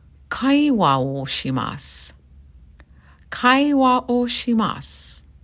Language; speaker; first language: Japanese; non-native, learner; English